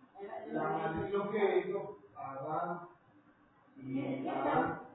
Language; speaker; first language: Spanish; native; Spanish